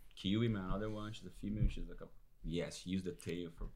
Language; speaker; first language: English; non-native, learner; Portuguese